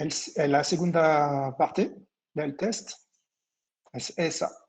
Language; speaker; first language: Spanish; non-native, fluent; French